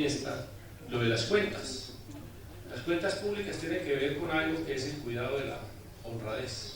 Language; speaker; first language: Spanish; native; Spanish